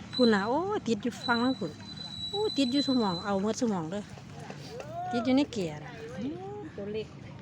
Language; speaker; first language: Thai; native; Thai